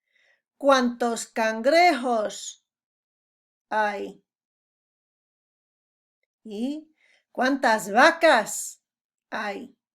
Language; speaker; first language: Spanish; non-native, fluent; English